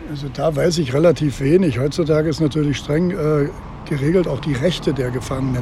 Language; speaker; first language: German; native; German